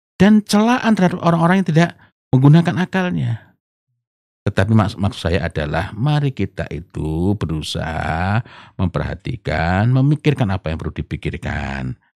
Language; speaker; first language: Indonesian; non-native, local second language; Javanese